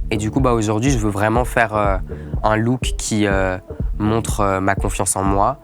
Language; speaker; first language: French; native; French